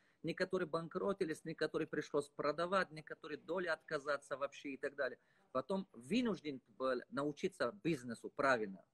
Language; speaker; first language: Russian; non-native, fluent; Tajik